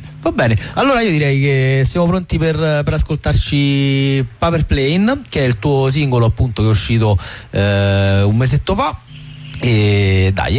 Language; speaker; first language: Italian; native; Italian